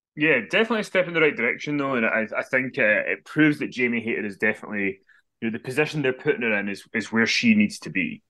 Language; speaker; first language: English; native; English